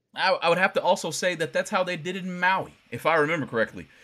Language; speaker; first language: English; native; English